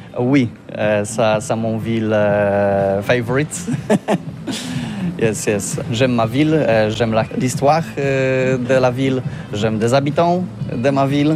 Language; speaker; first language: French; non-native, learner; Polish